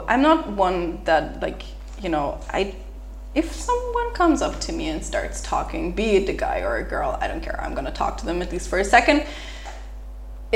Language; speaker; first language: English; native; English